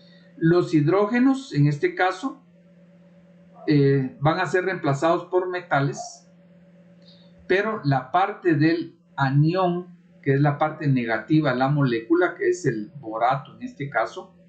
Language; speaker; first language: Spanish; native; Spanish